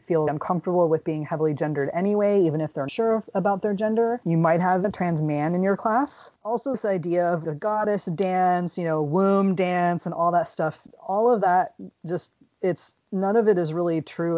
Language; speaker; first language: English; native; English